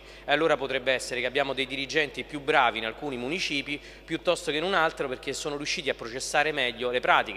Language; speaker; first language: Italian; native; Italian